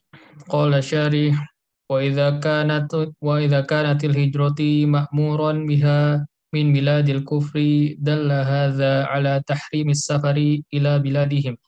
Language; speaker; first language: Arabic; non-native, learner; Indonesian